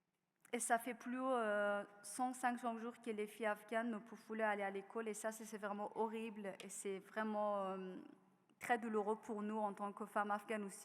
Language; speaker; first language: French; non-native, learner; Persian